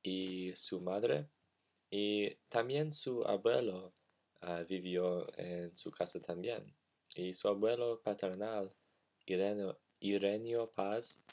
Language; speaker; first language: Spanish; non-native, learner; English